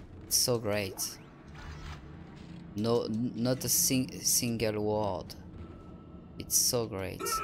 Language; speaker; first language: English; non-native, learner; French